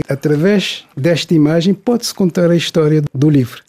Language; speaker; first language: Portuguese; non-native, local second language; Kabuverdianu